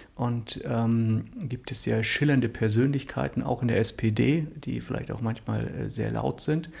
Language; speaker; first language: German; native; German